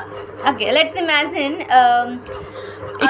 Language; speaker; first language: English; non-native, learner; Kannada